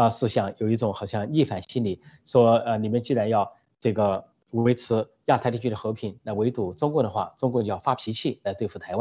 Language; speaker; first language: Chinese; native; Chinese